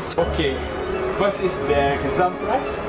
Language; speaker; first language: German; non-native, learner; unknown